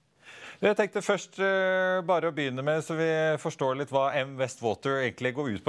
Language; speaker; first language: Norwegian; native; Norwegian